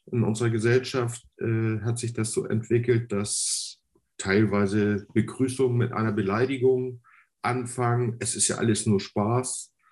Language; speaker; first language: German; native; German